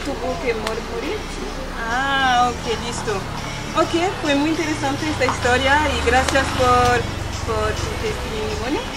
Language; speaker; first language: Spanish; non-native, learner; French